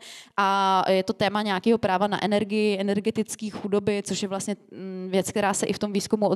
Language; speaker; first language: Czech; native; Czech